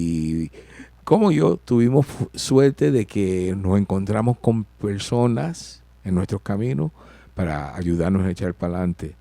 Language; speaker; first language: Spanish; early bilingual, heritage; Spanish